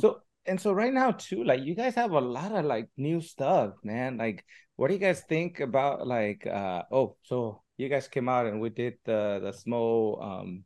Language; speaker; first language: English; early bilingual, other home language; Spanish